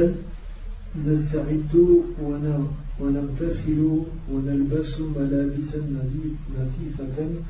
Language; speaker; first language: Arabic; non-native, learner; French